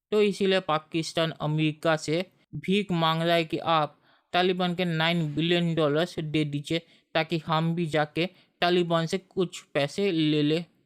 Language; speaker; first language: Hindi; native; Hindi